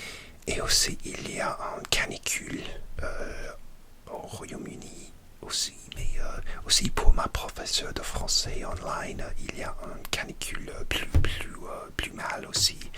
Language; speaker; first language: French; non-native, learner; English